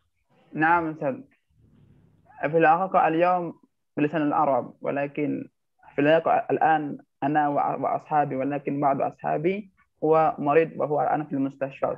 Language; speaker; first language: Arabic; non-native, learner; Indonesian